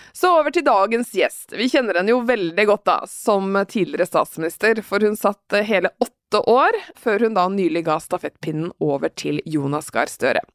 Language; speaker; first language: Norwegian; native; Norwegian